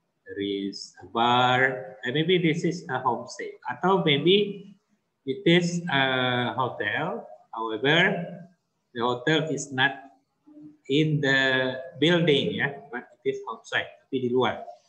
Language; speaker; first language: English; non-native, fluent; Indonesian